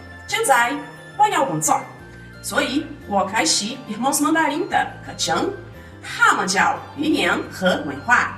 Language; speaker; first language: Chinese; non-native, learner; Portuguese